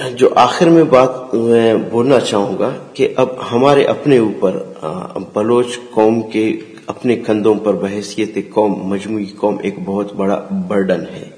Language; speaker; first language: Urdu; non-native, local second language; Baluchi